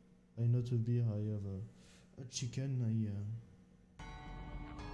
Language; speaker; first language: English; non-native, learner; French